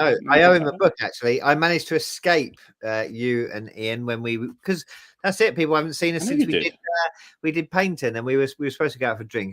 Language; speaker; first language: English; native; English